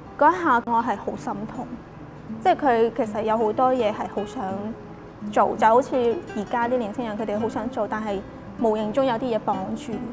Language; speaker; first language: Cantonese; native; Cantonese